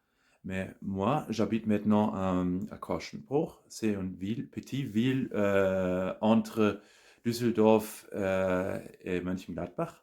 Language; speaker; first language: French; non-native, learner; German